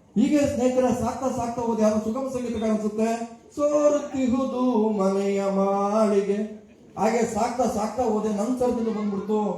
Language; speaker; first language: Kannada; native; Kannada